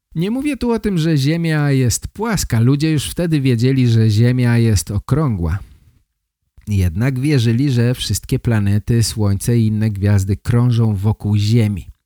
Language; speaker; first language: Polish; native; Polish